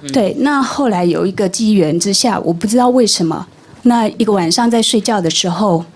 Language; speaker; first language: Chinese; native; Chinese